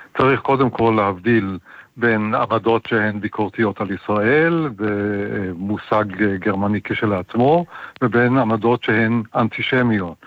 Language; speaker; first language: Hebrew; native; Hebrew